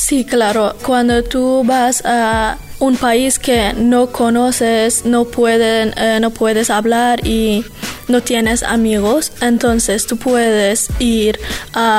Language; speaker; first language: Spanish; non-native, learner; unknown